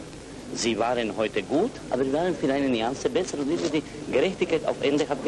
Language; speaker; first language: German; non-native, learner; Croatian